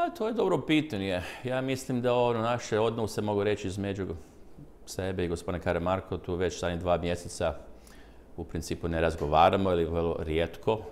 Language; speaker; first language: Croatian; early bilingual, heritage; Croatian